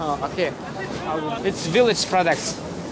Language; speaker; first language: English; non-native, learner; Kazakh